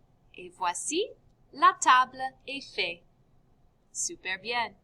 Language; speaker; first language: French; non-native, fluent; English